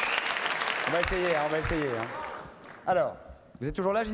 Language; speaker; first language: French; native; French